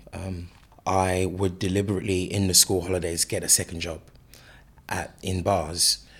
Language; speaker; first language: English; native; English